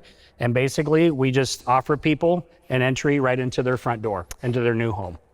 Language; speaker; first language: English; native; English